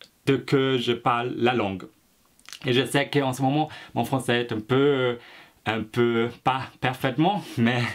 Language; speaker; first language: French; non-native, fluent; German